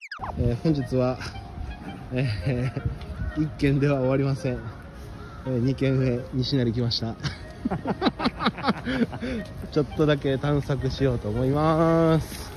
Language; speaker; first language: Japanese; native; Japanese